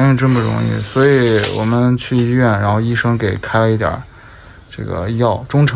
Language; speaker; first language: Chinese; native; Chinese